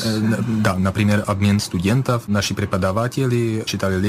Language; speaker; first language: Russian; non-native, fluent; Czech